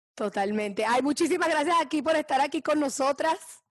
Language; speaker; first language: Spanish; early bilingual, heritage; Spanish